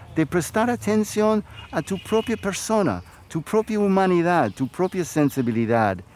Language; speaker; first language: Spanish; non-native, fluent; English